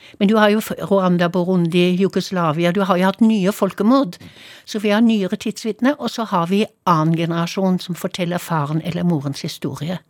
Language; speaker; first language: Norwegian; non-native, fluent; German